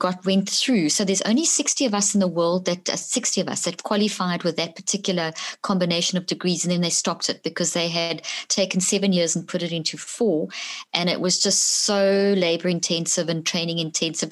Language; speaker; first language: English; native; English